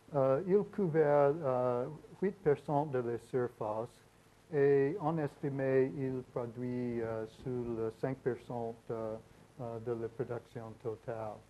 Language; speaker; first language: French; non-native, learner; English